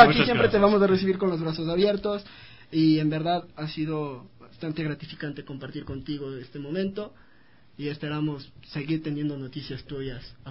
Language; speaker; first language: Spanish; native; Spanish